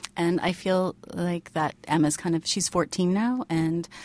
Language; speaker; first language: English; native; English